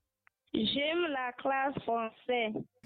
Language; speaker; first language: French; non-native, learner; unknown